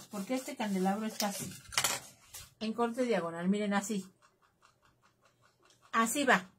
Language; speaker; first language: Spanish; native; Spanish